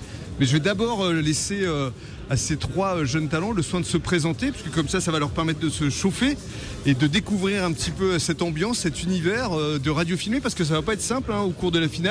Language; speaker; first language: French; native; French